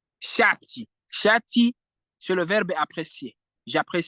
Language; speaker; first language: French; non-native, fluent; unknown